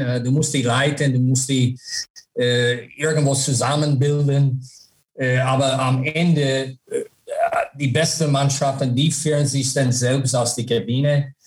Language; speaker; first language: German; non-native, learner; English